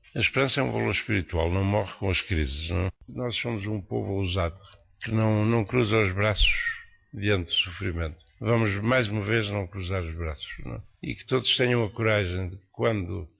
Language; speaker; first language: Portuguese; native; Portuguese